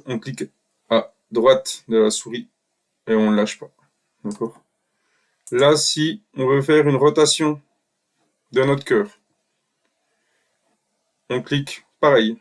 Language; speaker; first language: French; native; French